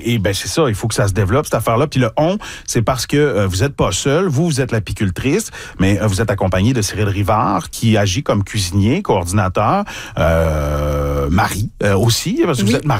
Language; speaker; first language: French; native; French